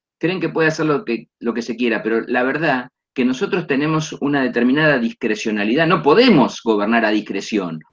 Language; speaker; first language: Spanish; native; Spanish